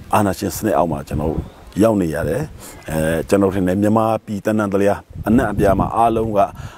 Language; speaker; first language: Burmese; non-native, local second language; Shwe Palaung